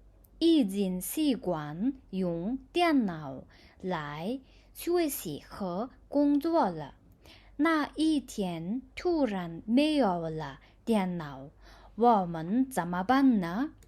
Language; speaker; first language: Chinese; non-native, fluent; Mongolian